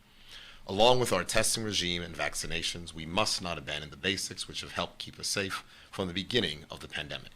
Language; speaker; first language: English; native; English